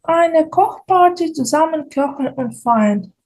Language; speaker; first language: German; non-native, fluent; Ukrainian